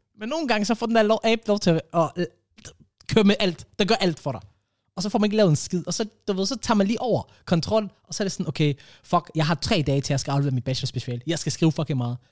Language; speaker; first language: Danish; early bilingual, other home language; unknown